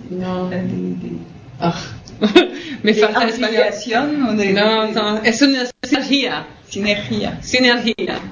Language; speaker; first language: Spanish; non-native, fluent; French